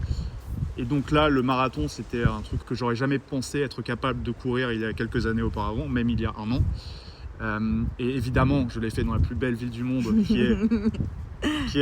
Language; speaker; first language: French; native; French